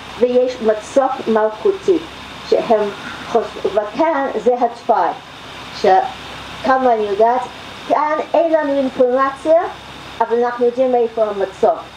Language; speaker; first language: Hebrew; non-native, fluent; English